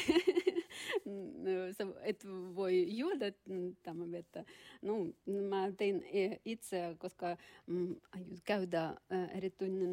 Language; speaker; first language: Finnish; non-native, learner; Russian